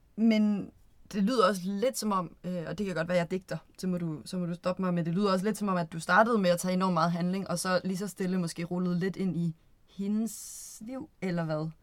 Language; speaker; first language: Danish; native; Danish